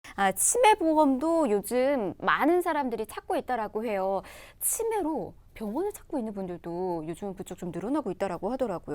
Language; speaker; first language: Korean; native; Korean